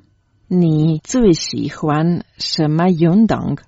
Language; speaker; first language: Chinese; non-native, learner; Croatian